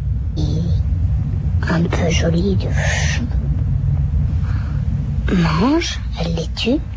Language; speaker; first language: French; early bilingual, other home language; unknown